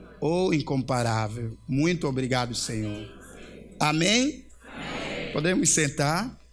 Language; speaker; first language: Portuguese; native; Portuguese